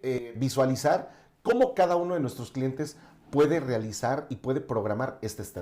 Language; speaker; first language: Spanish; native; Spanish